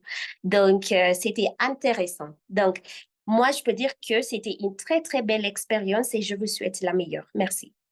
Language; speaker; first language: French; non-native, fluent; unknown